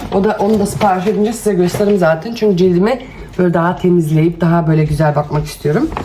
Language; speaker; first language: Turkish; early bilingual, heritage; Turkish